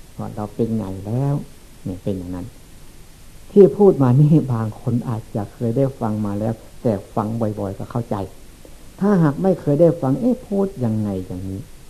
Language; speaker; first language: Thai; non-native, local second language; Lao